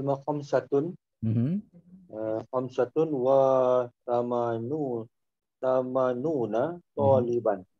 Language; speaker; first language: Arabic; non-native, learner; Malay